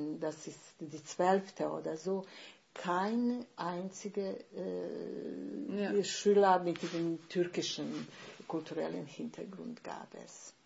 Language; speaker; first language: German; non-native, fluent; Bosnian